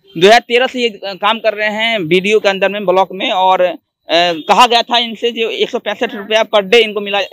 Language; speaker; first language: Hindi; native; Hindi